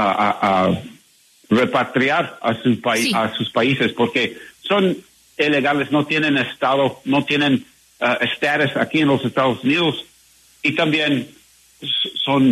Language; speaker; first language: Spanish; non-native, learner; English